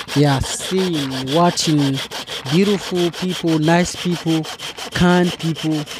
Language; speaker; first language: English; non-native, fluent; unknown